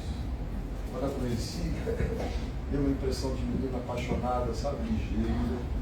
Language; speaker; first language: Portuguese; native; Portuguese